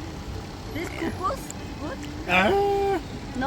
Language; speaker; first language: English; non-native, learner; Arabic